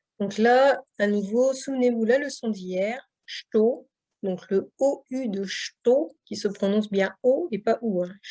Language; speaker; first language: French; native; French